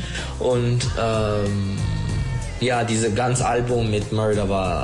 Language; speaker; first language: German; non-native, learner; Turkish